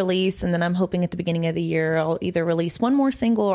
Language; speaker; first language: English; native; English